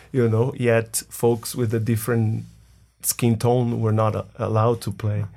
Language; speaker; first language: English; non-native, fluent; Portuguese